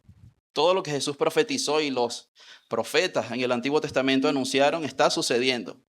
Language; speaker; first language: Spanish; native; Spanish